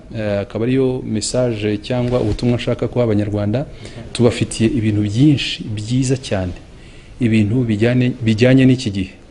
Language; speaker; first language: Kinyarwanda; early bilingual, heritage; Kinyarwanda